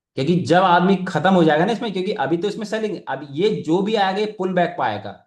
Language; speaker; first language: Hindi; native; Hindi